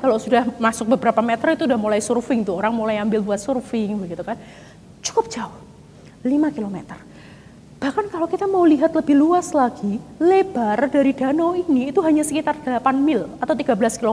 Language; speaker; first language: Indonesian; native; Indonesian